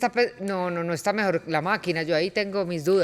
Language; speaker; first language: Spanish; native; Spanish